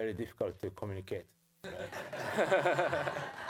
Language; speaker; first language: English; non-native, fluent; Japanese